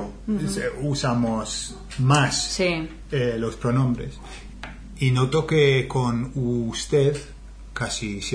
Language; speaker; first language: Spanish; non-native, fluent; English